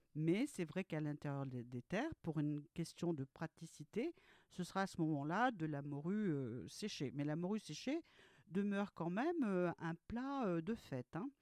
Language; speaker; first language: French; early bilingual, other home language; Portuguese